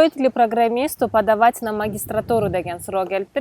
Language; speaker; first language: Russian; non-native, local second language; Kyrgyz